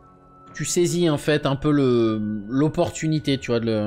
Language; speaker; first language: French; native; French